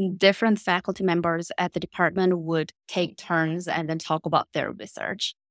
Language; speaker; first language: English; non-native, fluent; Korean